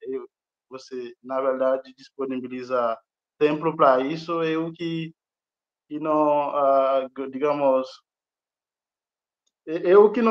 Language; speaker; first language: Portuguese; non-native, fluent; Haitian Creole